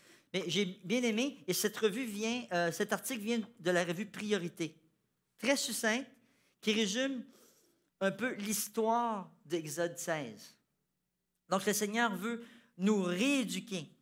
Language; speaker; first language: French; native; French